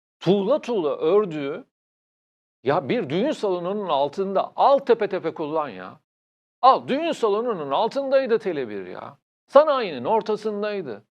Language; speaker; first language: Turkish; native; Turkish